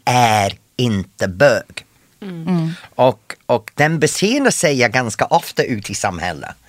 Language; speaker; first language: Swedish; non-native, fluent; English